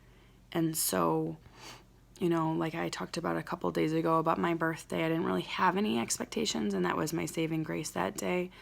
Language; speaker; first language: English; native; English